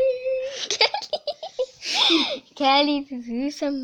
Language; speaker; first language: German; early bilingual, other home language; Hungarian